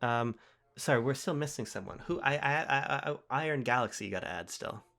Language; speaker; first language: English; native; English